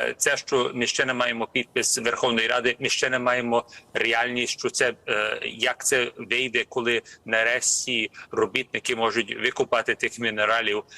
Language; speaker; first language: Ukrainian; early bilingual, heritage; Ukrainian